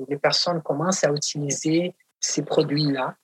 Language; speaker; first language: French; non-native, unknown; Portuguese